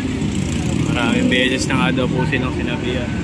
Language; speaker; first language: Filipino; native; Filipino